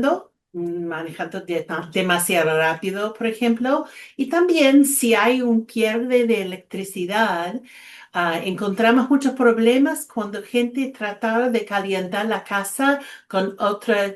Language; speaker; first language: Spanish; non-native, fluent; English